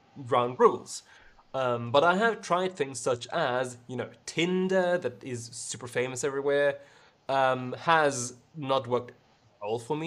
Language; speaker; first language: English; non-native, fluent; Swedish